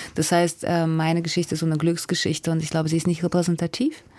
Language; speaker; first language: German; early bilingual, other home language; Russian